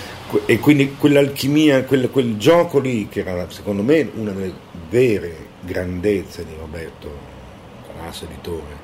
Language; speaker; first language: Italian; native; Italian